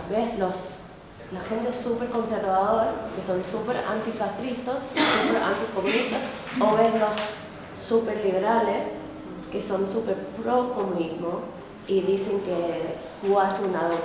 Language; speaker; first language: Spanish; non-native, fluent; English